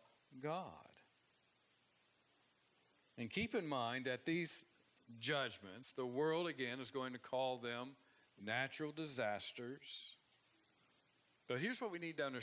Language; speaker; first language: English; native; English